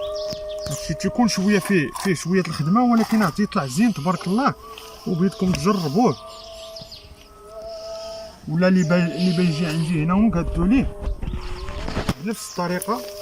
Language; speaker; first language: Arabic; native; Arabic